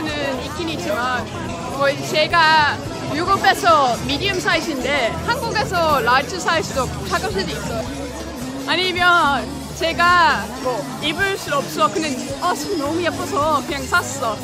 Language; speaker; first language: Korean; non-native, fluent; Dutch